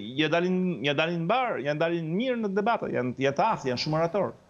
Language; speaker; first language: Albanian; native; Albanian